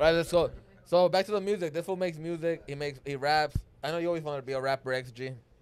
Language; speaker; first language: English; early bilingual, other home language; Spanish